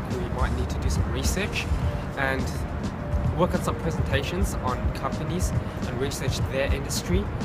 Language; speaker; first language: English; native; English